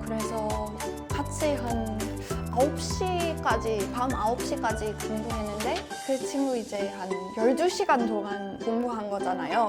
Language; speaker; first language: Korean; non-native, fluent; English